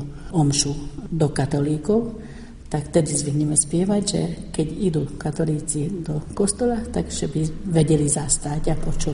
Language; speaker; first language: Slovak; non-native, local second language; Hungarian